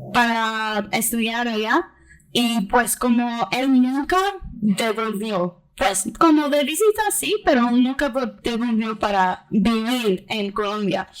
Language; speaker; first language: Spanish; early bilingual, heritage; Spanish